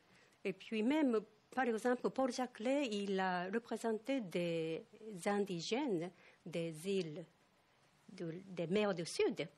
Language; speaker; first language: French; non-native, fluent; Japanese